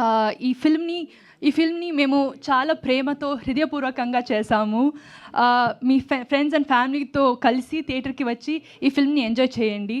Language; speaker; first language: Telugu; non-native, learner; Tamil